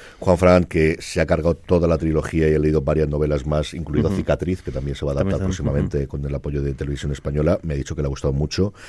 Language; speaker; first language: Spanish; native; Spanish